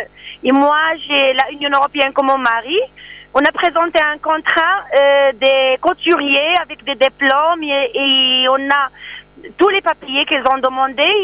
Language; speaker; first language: French; non-native, learner; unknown